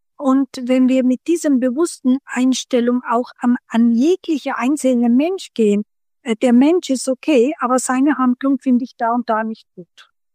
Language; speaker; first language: German; early bilingual, other home language; Turkish